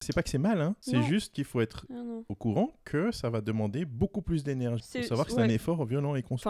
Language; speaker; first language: French; native; French